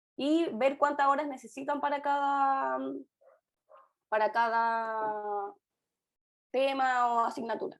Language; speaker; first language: Spanish; native; Spanish